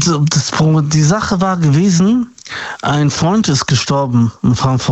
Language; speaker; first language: German; native; German